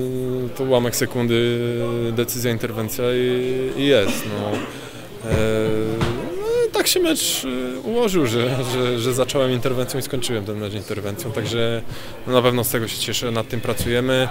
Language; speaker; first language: Polish; native; Polish